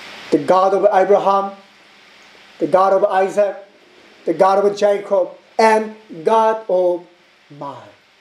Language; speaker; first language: English; non-native, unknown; Korean